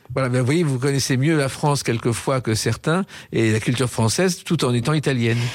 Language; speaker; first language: French; native; French